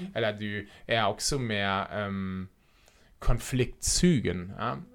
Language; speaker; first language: Swedish; non-native, fluent; German